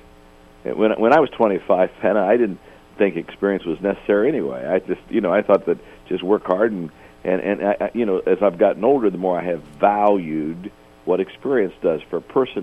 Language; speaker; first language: English; native; English